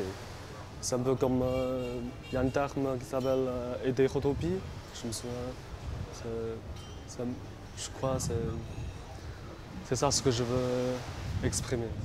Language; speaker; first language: French; non-native, fluent; Chinese